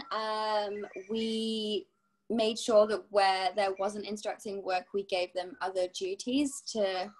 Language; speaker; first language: English; native; English